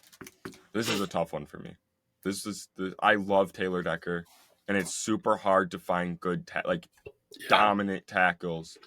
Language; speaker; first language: English; native; English